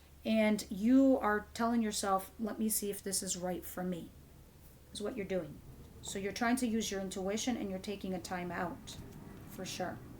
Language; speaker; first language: English; native; English